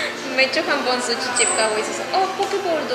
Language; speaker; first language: Korean; non-native, learner; Spanish